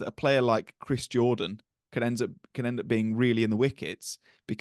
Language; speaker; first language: English; native; English